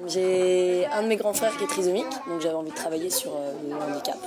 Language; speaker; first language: French; native; French